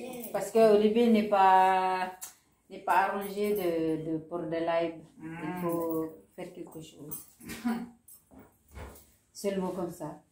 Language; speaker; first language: French; non-native, learner; Filipino